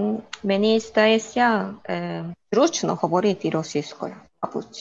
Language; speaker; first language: Ukrainian; non-native, learner; Korean